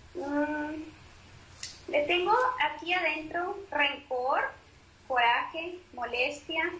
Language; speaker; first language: Spanish; native; Spanish